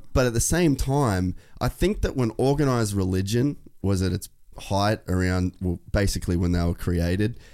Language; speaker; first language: English; native; English